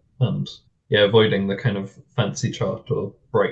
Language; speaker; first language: English; native; English